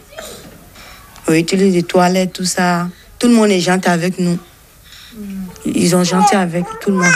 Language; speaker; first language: French; non-native, local second language; Bambara